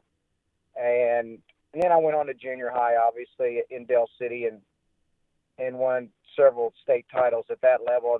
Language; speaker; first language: English; native; English